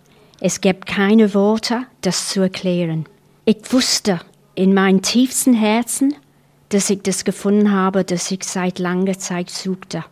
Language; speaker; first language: German; non-native, fluent; English